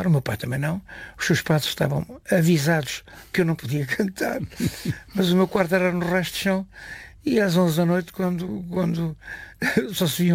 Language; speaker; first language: Portuguese; native; Portuguese